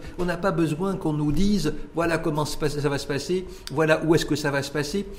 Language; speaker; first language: French; non-native, local second language; Arabic